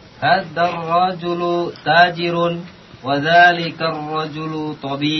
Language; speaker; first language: Arabic; non-native, learner; Indonesian